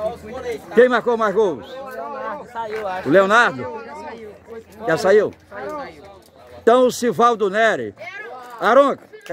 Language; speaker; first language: Portuguese; native; Portuguese